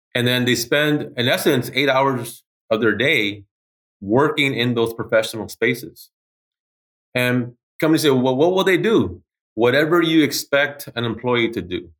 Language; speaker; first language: English; native; English